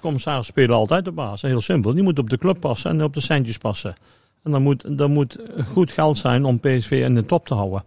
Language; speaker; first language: Dutch; native; Dutch